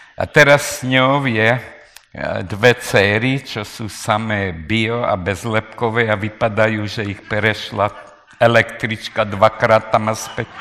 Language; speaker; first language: Slovak; non-native, local second language; Hungarian